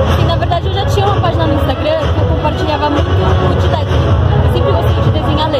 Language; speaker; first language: Portuguese; early bilingual, other home language; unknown